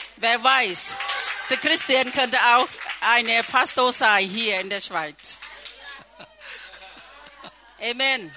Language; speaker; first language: German; non-native, learner; Thai